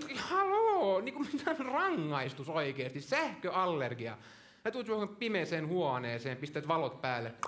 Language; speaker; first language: Finnish; non-native, local second language; Swedish